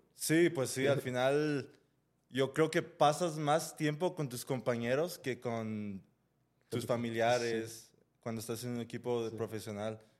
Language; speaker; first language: Spanish; early bilingual, heritage; Spanish